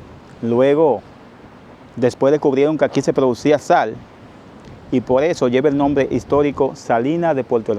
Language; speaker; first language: Spanish; native; Spanish